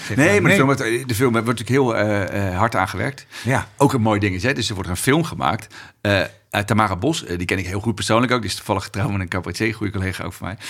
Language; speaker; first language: Dutch; native; Dutch